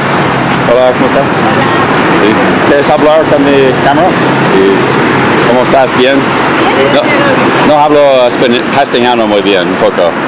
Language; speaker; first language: Spanish; non-native, learner; English